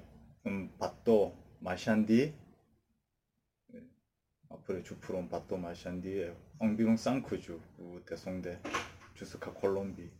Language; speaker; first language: French; non-native, learner; Korean